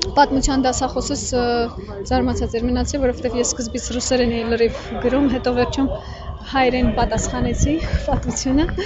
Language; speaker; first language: Armenian; non-native, fluent; Russian